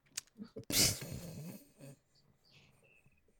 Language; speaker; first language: English; non-native, local second language; Yoruba